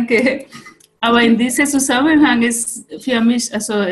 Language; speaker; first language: German; non-native, fluent; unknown